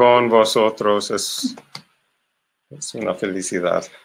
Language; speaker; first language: Spanish; non-native, learner; English